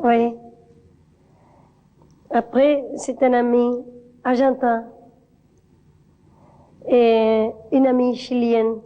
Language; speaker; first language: French; non-native, learner; Spanish